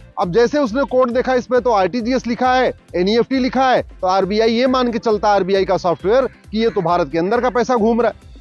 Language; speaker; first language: Hindi; native; Hindi